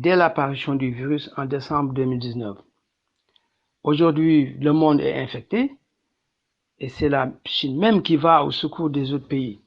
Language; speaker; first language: French; non-native, local second language; Wolof